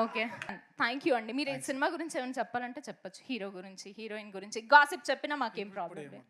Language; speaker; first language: Telugu; native; Telugu